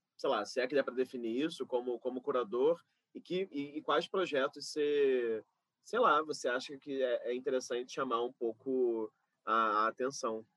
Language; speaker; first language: Portuguese; native; Portuguese